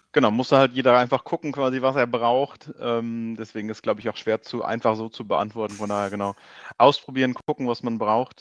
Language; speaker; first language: German; native; German